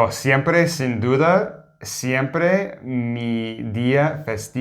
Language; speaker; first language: Spanish; non-native, fluent; English